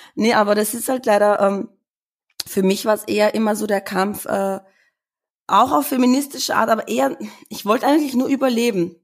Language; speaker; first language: German; early bilingual, other home language; Albanian